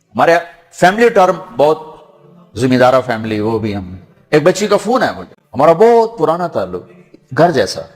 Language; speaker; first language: Urdu; non-native, local second language; Punjabi